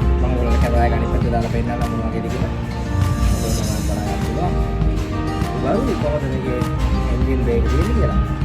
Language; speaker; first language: Sinhala; native; Sinhala